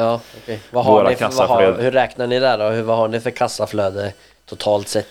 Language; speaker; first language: Swedish; native; Swedish